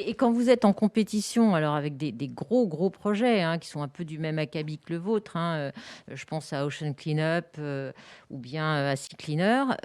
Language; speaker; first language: French; native; French